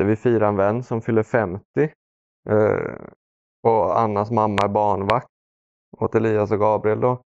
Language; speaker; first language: Swedish; early bilingual, other home language; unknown